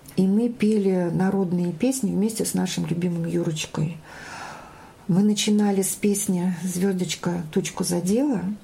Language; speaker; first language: Russian; native; Russian